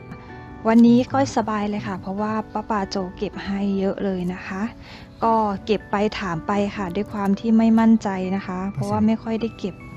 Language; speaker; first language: Thai; native; Thai